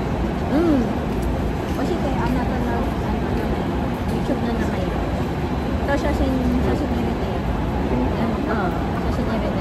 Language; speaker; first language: Japanese; non-native, learner; Filipino